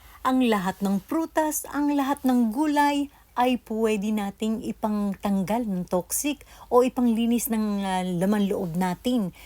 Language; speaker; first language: Filipino; native; Filipino